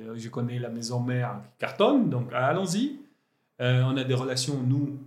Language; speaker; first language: French; non-native, local second language; Arabic